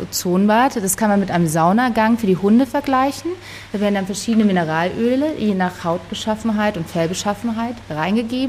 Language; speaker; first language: German; native; German